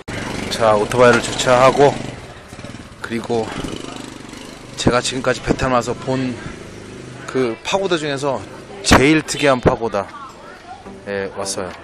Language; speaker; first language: Korean; native; Korean